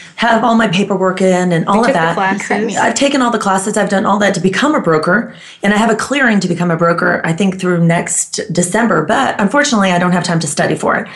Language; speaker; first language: English; non-native, fluent; Greek